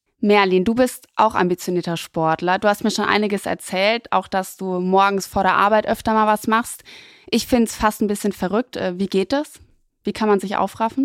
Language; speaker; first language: German; native; German